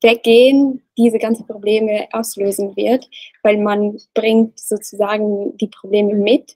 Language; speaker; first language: German; non-native, learner; Italian